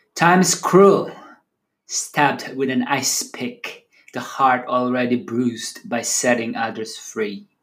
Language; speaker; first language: English; non-native, local second language; Filipino